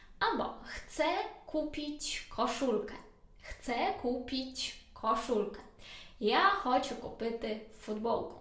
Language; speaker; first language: Polish; non-native, learner; Ukrainian